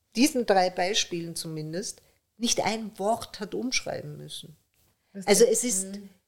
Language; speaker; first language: German; early bilingual, other home language; Persian